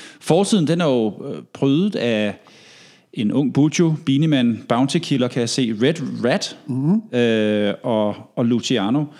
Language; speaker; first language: Danish; native; Danish